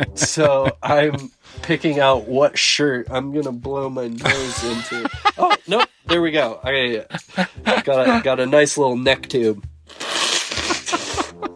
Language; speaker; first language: English; native; English